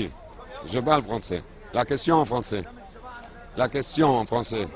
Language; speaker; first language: French; non-native, fluent; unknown